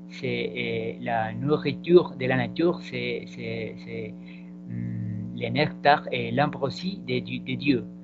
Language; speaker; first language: French; non-native, learner; Spanish